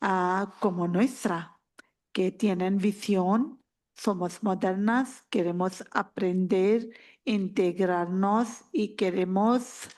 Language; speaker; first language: Spanish; non-native, learner; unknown